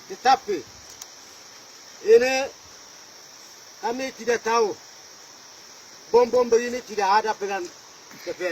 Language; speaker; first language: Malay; non-native, local second language; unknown